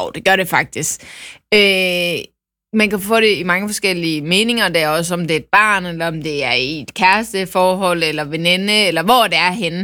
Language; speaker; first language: Danish; native; Danish